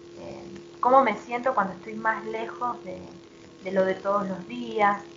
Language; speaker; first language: Spanish; native; Spanish